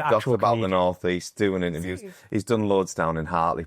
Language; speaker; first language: English; native; English